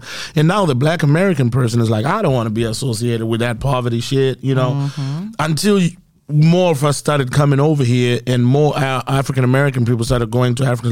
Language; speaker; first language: English; non-native, local second language; Shona